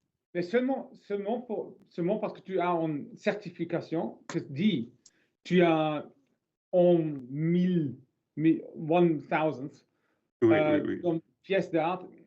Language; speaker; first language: French; non-native, learner; English